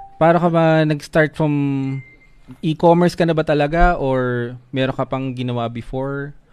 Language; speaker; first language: Filipino; native; Filipino